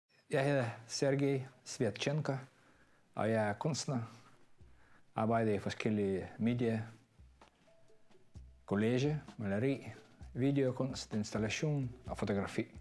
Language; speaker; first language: Danish; non-native, fluent; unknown